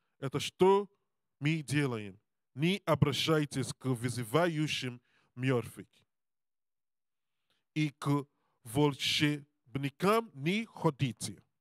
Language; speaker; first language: Russian; non-native, learner; Serbian